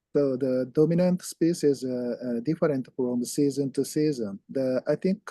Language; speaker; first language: English; non-native, fluent; Japanese